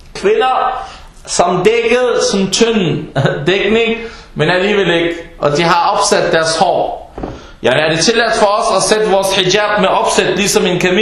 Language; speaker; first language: Danish; non-native, fluent; Arabic